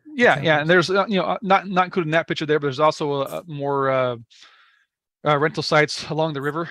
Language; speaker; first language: English; native; English